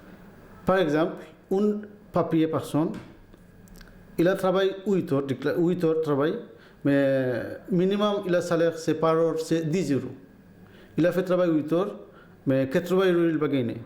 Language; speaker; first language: French; non-native, learner; Bangla